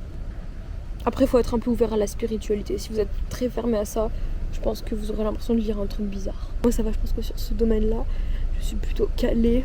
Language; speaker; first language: French; native; French